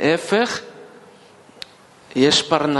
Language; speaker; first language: Hebrew; non-native, fluent; Russian